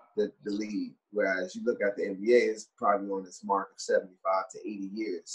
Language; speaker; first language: English; native; English